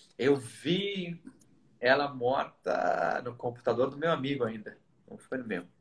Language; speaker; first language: Portuguese; non-native, fluent; Arabic